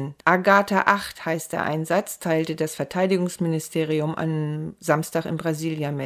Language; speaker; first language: German; native; German